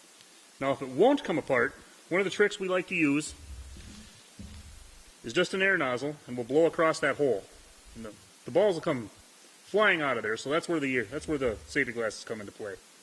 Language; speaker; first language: English; native; English